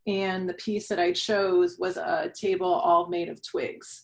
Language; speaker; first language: English; native; English